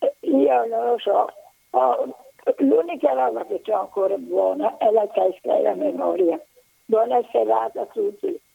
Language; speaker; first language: Italian; native; Italian